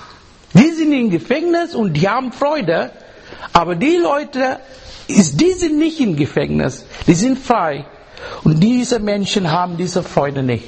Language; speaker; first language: German; non-native, learner; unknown